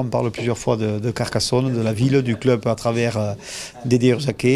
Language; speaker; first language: French; native; French